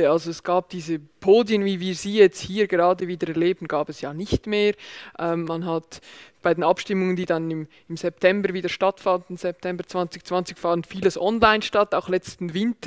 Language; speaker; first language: German; native; German